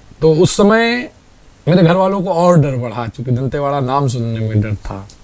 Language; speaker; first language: Hindi; native; Hindi